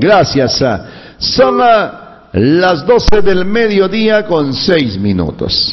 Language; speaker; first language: Spanish; native; Spanish